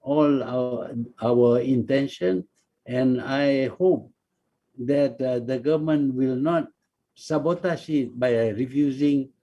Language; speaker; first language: English; non-native, local second language; Malay